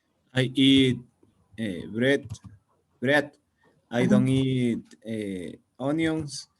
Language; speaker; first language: English; non-native, learner; Spanish